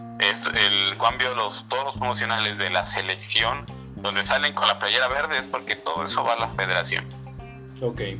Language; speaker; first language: Spanish; native; Spanish